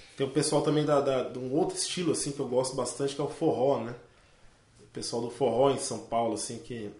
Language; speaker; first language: Portuguese; native; Portuguese